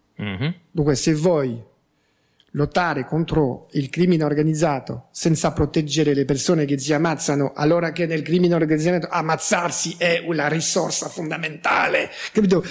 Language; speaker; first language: Italian; non-native, fluent; French